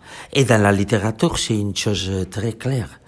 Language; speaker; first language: French; non-native, fluent; Catalan